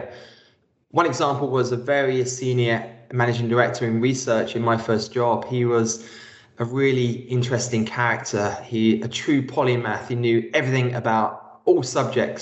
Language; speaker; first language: English; native; English